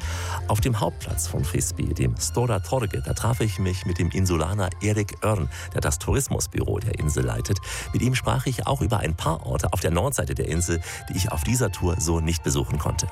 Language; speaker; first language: German; native; German